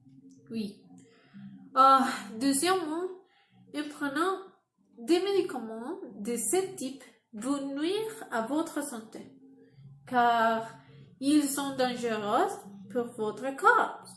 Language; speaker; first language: French; non-native, learner; Spanish